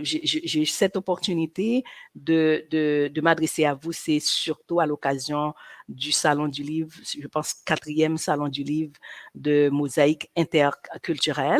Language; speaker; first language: French; non-native, local second language; Haitian Creole